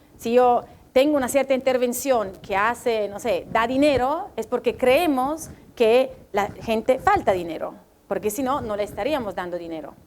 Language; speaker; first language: Spanish; non-native, fluent; Italian